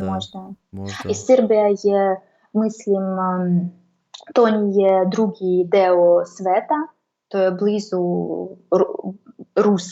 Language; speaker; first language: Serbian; non-native, learner; Russian